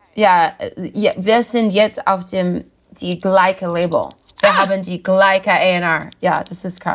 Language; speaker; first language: German; non-native, learner; English